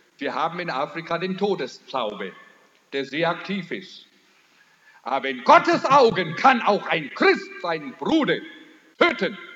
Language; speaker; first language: German; early bilingual, heritage; German